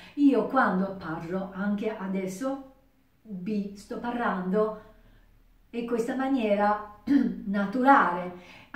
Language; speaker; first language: Italian; non-native, learner; Japanese